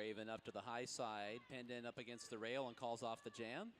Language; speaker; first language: English; native; English